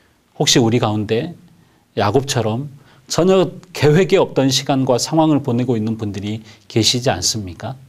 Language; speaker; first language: Korean; native; Korean